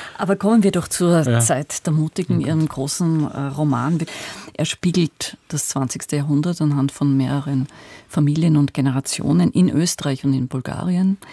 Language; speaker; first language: German; native; German